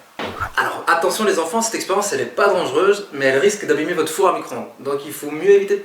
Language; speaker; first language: French; native; French